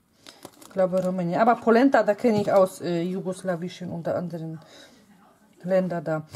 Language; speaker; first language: German; non-native, fluent; Polish